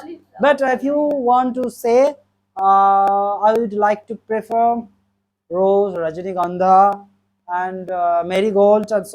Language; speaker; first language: English; non-native, local second language; Bangla